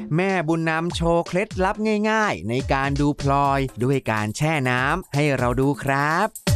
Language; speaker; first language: Thai; native; Thai